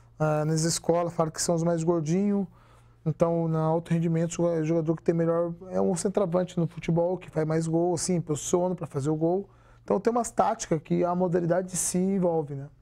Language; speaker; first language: Portuguese; native; Portuguese